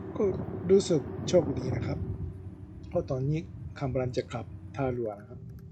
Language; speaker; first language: Thai; non-native, fluent; Japanese